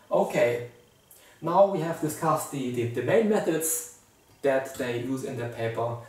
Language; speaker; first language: English; non-native, fluent; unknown